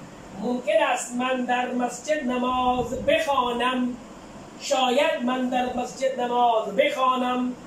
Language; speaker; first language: Persian; non-native, fluent; Urdu